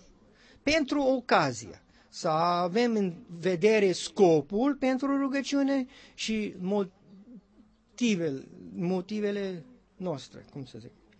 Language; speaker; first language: Romanian; non-native, learner; English